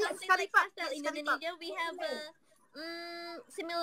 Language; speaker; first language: English; non-native, learner; Indonesian